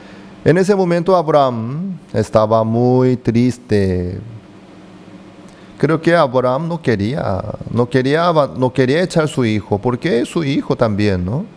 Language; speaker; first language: Spanish; non-native, fluent; Korean